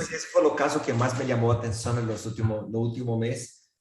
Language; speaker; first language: Spanish; non-native, fluent; Portuguese